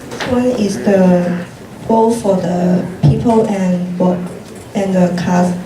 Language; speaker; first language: English; non-native, learner; Cantonese